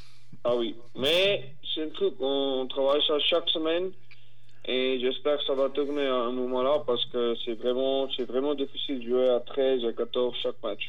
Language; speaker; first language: French; non-native, fluent; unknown